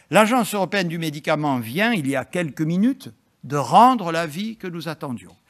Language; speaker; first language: French; native; French